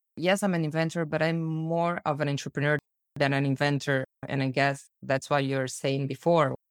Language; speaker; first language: English; early bilingual, other home language; Portuguese